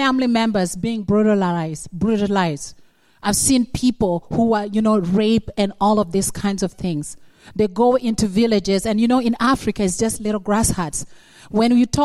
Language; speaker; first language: English; non-native, local second language; Acoli